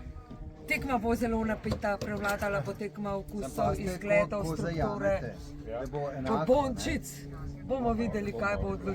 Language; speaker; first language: Slovenian; native; Slovenian